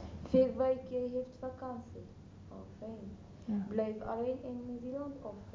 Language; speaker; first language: Dutch; non-native, learner; Arabic